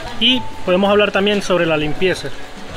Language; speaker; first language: Spanish; native; Spanish